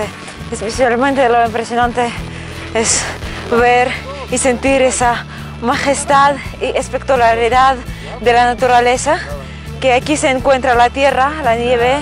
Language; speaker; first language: Spanish; non-native, fluent; Russian